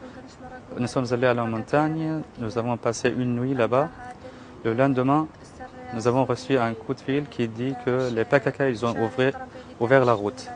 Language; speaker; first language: French; non-native, learner; Kurdish